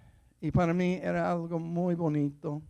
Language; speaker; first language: Spanish; non-native, fluent; English